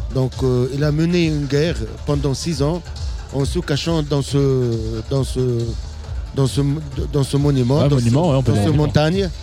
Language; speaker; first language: French; non-native, local second language; Arabic